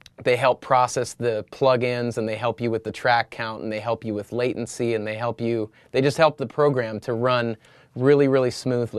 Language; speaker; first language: English; native; English